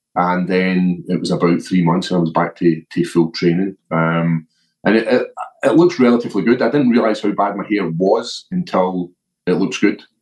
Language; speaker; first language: English; native; English